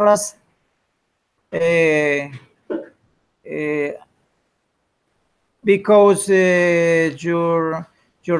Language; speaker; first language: English; non-native, learner; Spanish